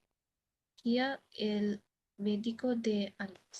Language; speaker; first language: Spanish; non-native, learner; Bangla